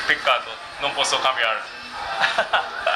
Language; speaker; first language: Italian; non-native, learner; Japanese